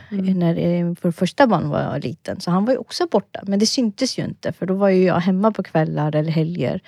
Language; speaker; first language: Swedish; early bilingual, other home language; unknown